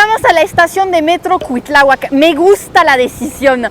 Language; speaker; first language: Spanish; native; Spanish